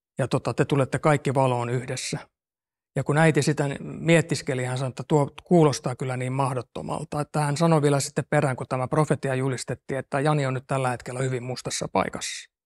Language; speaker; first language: Finnish; native; Finnish